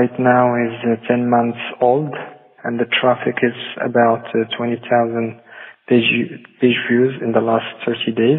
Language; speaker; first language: English; non-native, fluent; Arabic